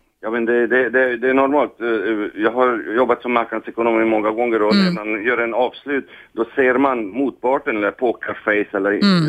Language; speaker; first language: Swedish; non-native, fluent; Hungarian